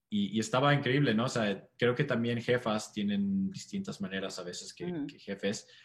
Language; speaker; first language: Spanish; non-native, fluent; English